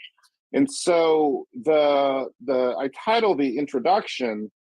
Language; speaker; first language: English; native; English